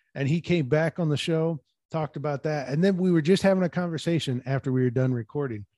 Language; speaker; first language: English; native; English